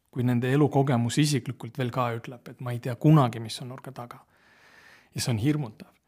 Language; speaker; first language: Estonian; non-native, local second language; Russian